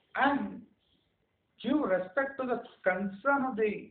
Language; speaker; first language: English; non-native, local second language; Telugu